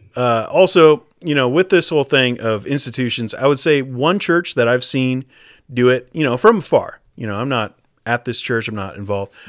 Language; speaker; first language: English; native; English